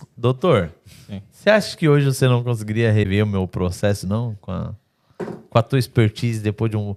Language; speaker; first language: Portuguese; native; Portuguese